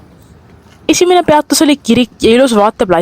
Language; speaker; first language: Estonian; native; Estonian